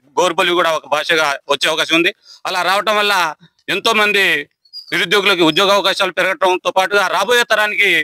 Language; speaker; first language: Telugu; non-native, local second language; Lambadi